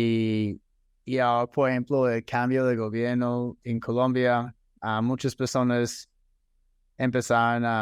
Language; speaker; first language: Spanish; non-native, fluent; English